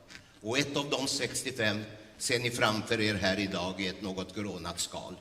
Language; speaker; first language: Swedish; early bilingual, other home language; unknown